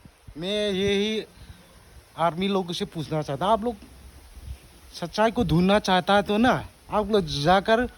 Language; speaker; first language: Hindi; non-native, local second language; Thado Chin